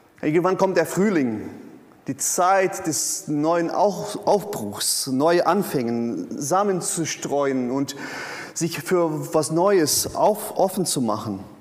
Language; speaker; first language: German; non-native, fluent; Portuguese